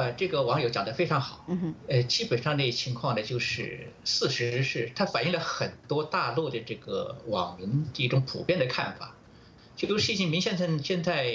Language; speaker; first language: Chinese; native; Chinese